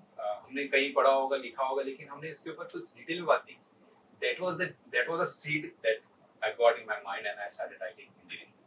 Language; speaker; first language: Hindi; native; Hindi